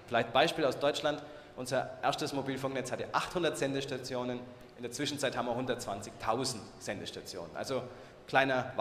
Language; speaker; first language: German; native; German